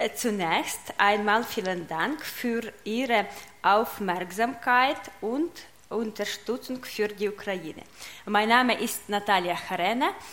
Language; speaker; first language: German; non-native, learner; Russian